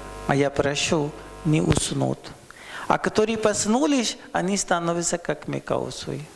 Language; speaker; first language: Russian; non-native, learner; Hindi